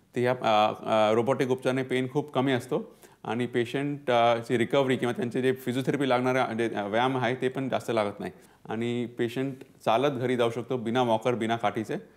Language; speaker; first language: Marathi; non-native, local second language; Punjabi